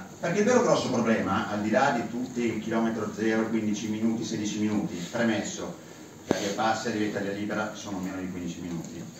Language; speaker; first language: Italian; native; Italian